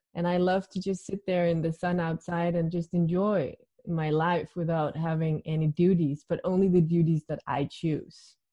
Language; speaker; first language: English; non-native, fluent; Danish